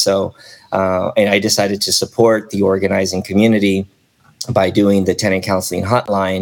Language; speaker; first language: English; native; English